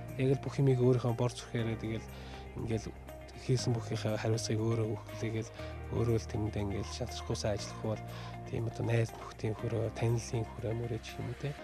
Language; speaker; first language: Mongolian; early bilingual, heritage; Mongolian